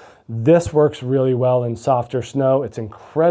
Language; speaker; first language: English; native; English